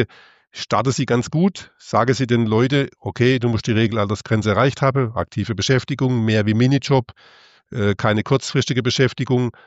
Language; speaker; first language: German; native; German